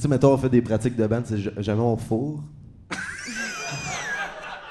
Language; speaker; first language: French; native; French